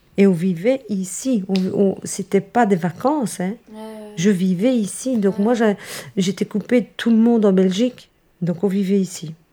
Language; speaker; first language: French; early bilingual, other home language; Italian